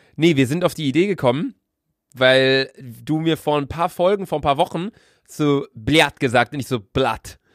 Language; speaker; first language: German; native; German